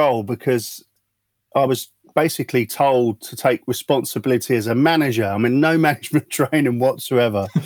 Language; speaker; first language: English; native; English